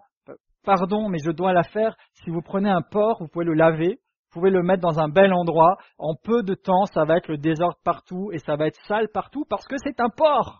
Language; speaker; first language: French; native; French